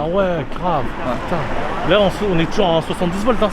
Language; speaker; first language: French; native; French